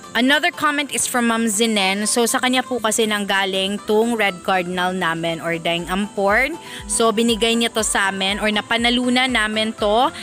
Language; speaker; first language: Filipino; non-native, local second language; Cebuano